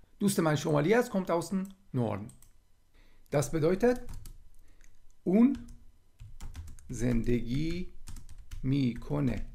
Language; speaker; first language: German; non-native, fluent; Persian